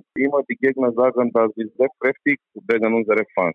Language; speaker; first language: German; non-native, learner; Romanian